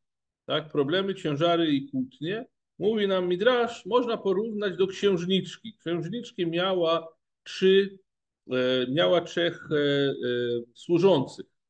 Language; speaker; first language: Polish; non-native, fluent; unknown